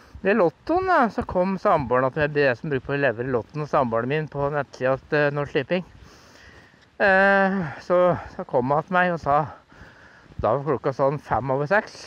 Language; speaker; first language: Norwegian; native; Norwegian